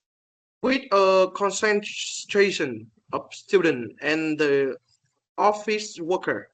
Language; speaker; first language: English; non-native, learner; Vietnamese